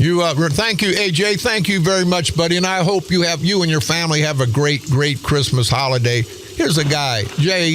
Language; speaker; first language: English; native; English